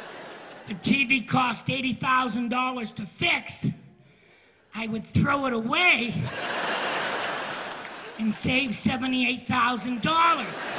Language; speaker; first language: English; native; English